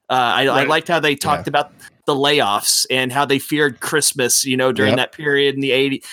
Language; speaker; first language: English; native; English